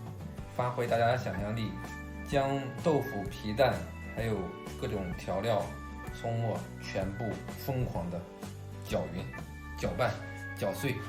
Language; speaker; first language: Chinese; native; Chinese